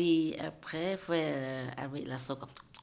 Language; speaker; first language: French; non-native, learner; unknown